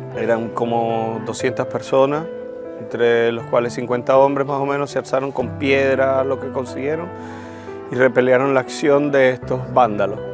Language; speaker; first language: Spanish; native; Spanish